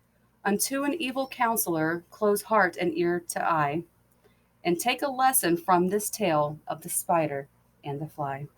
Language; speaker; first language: English; native; English